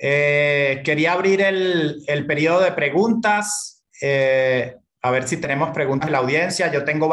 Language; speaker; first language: Spanish; native; Spanish